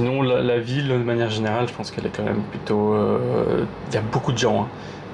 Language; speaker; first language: French; native; French